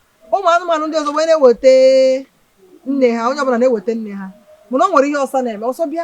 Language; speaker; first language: Igbo; native; Igbo